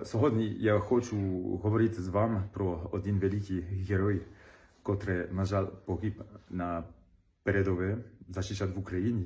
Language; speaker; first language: Ukrainian; non-native, learner; French